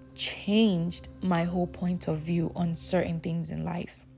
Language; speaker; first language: English; non-native, local second language; Yoruba